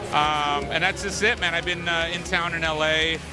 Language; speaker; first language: English; early bilingual, other home language; Spanish